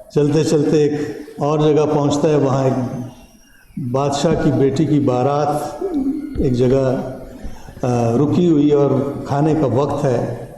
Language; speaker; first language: Urdu; non-native, local second language; Pashto